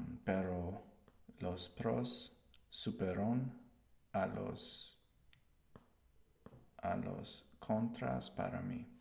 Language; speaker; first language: Spanish; non-native, learner; English